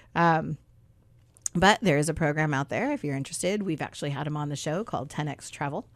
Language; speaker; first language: English; native; English